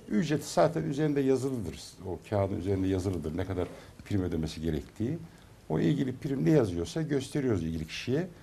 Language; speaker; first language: Turkish; native; Turkish